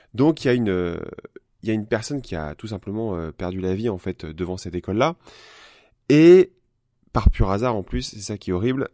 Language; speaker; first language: French; native; French